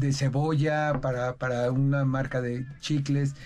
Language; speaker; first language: Spanish; native; Spanish